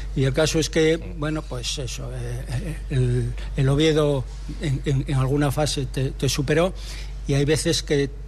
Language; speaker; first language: Spanish; native; Spanish